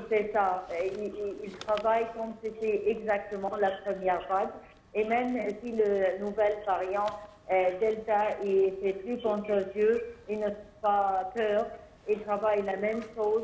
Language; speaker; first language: French; non-native, fluent; Arabic